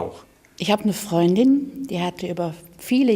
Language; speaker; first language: German; non-native, learner; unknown